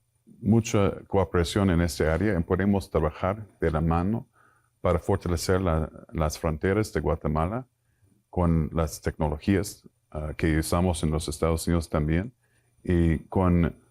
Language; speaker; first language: Spanish; non-native, fluent; English